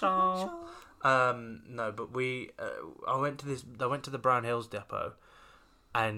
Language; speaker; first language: English; native; English